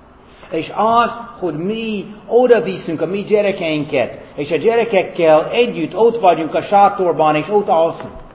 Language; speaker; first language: Hungarian; non-native, fluent; German